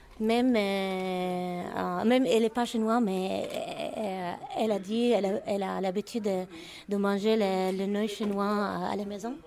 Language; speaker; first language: French; non-native, learner; Arabic